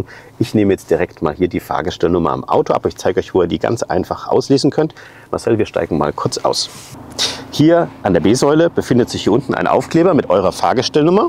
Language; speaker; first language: German; native; German